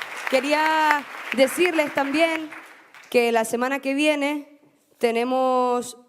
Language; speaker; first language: Spanish; native; Spanish